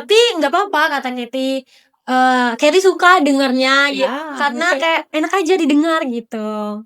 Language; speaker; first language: Indonesian; native; Indonesian